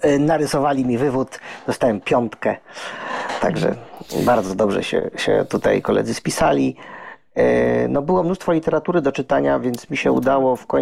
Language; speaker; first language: Polish; native; Polish